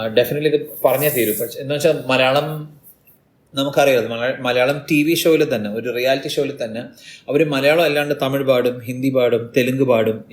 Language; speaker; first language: Malayalam; early bilingual, heritage; Malayalam